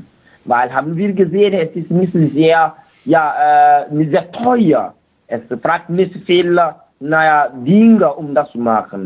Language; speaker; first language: German; non-native, fluent; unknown